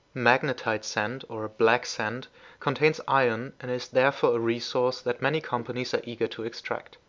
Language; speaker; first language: English; non-native, fluent; German